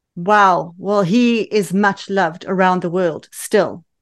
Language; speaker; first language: English; native; English